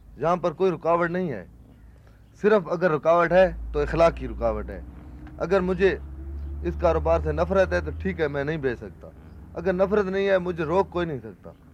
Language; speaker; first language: Urdu; non-native, local second language; Saraiki